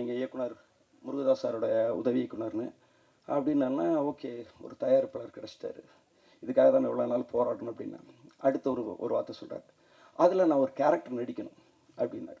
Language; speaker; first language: Tamil; native; Tamil